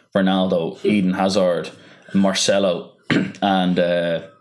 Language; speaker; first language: English; native; English